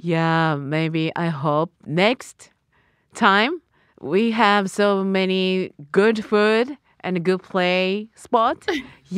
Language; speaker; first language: English; non-native, learner; Japanese